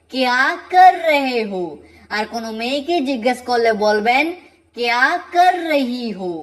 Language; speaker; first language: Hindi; non-native, fluent; Bangla